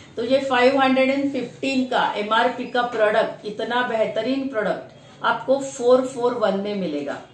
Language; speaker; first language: Hindi; non-native, local second language; Marathi